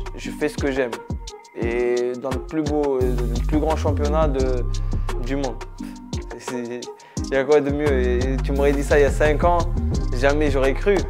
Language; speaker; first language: French; early bilingual, other home language; Arabic